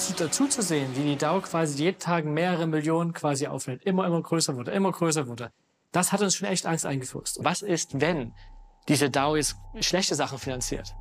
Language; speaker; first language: German; native; German